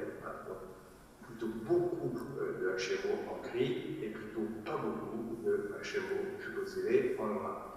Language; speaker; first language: French; native; French